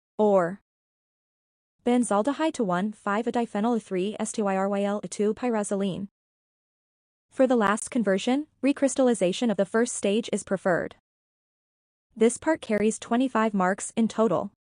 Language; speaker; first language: English; non-native, local second language; Malayalam